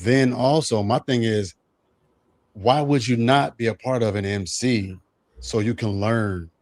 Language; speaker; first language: English; native; English